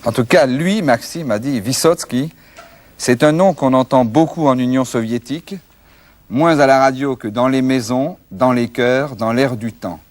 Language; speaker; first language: French; native; French